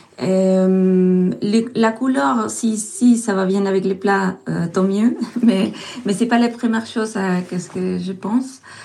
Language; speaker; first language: French; non-native, fluent; Spanish